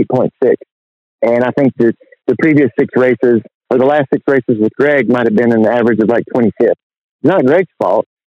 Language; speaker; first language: English; native; English